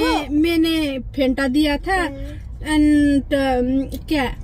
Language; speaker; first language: Hindi; non-native, learner; Nepali